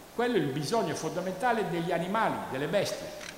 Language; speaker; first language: Italian; native; Italian